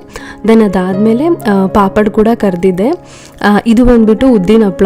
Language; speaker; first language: Kannada; native; Kannada